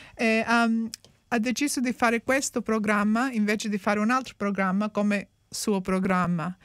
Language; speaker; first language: Italian; early bilingual, heritage; Italian